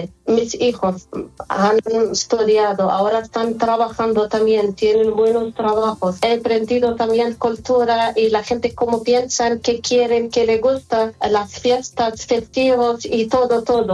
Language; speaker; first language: Spanish; non-native, fluent; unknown